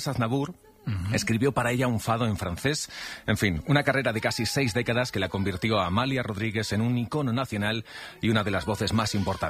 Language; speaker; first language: Spanish; native; Spanish